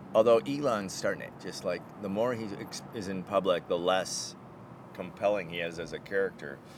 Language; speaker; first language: English; native; English